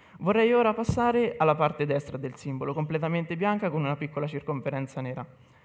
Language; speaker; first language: Italian; native; Italian